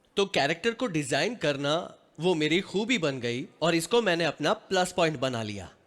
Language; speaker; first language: Hindi; non-native, local second language; Gujarati